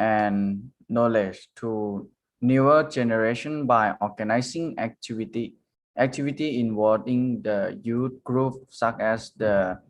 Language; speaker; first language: English; non-native, learner; Thai